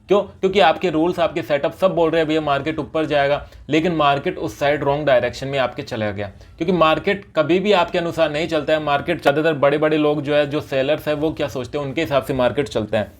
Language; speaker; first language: Hindi; native; Hindi